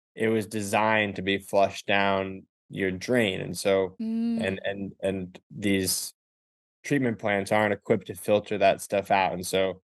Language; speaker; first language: English; native; English